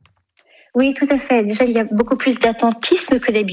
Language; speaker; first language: French; native; French